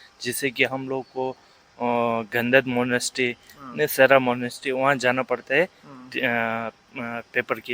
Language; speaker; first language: Hindi; non-native, local second language; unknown